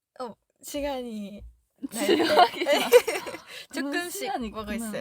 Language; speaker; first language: Korean; non-native, learner; Japanese